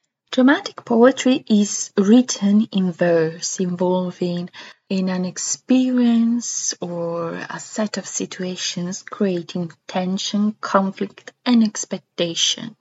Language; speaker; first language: English; non-native, fluent; Italian